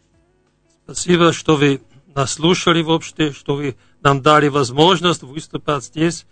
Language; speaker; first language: Russian; non-native, fluent; German